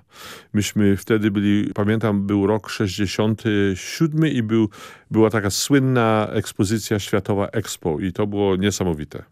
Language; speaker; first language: Polish; early bilingual, heritage; Polish